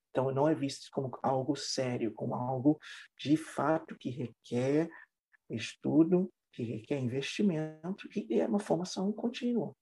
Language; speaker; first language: Portuguese; non-native, fluent; English